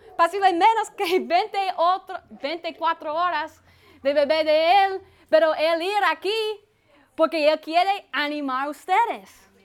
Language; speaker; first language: Spanish; non-native, learner; English